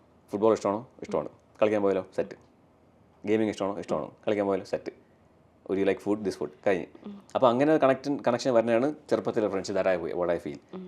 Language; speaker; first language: Malayalam; early bilingual, heritage; Malayalam